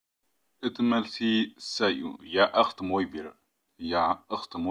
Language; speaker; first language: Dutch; non-native, fluent; Tigrinya